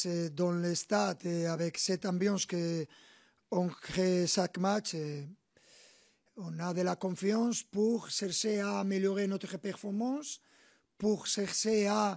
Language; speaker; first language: French; non-native, fluent; Spanish